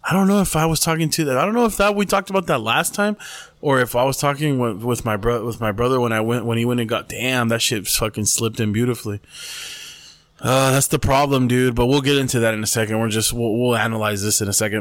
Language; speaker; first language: English; early bilingual, other home language; Spanish